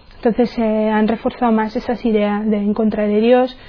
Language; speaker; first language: Spanish; non-native, fluent; Czech